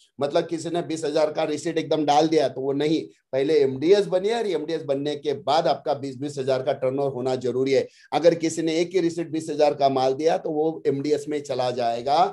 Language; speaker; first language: Hindi; non-native, local second language; Marathi